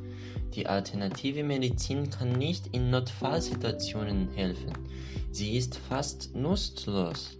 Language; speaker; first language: German; non-native, learner; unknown